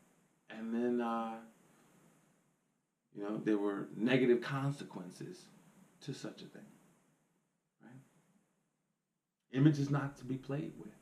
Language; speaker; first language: English; native; English